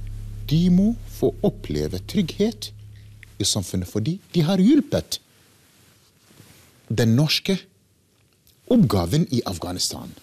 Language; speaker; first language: Norwegian; non-native, fluent; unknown